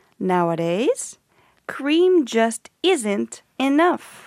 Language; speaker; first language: English; native; English